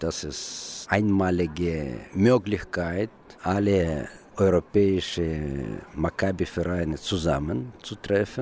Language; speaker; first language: German; non-native, learner; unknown